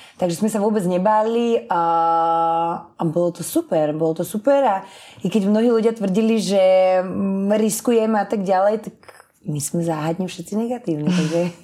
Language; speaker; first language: Slovak; early bilingual, other home language; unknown